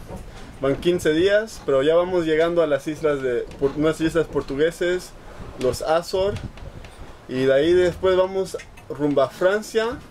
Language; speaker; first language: Spanish; non-native, fluent; French